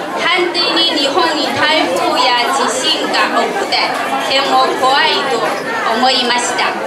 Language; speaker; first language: Japanese; non-native, learner; Chinese